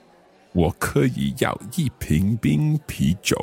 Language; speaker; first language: Chinese; non-native, learner; English